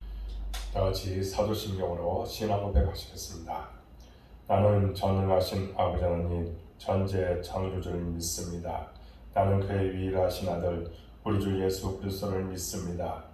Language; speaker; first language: Korean; native; Korean